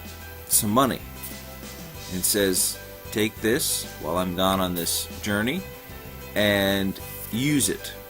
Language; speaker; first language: English; native; English